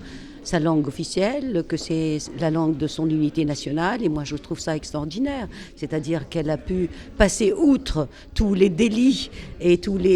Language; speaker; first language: French; non-native, local second language; Arabic